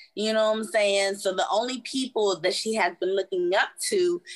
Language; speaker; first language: English; native; English